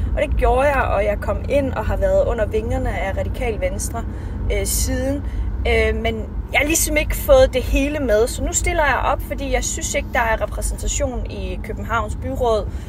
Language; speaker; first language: Danish; early bilingual, other home language; Kurdish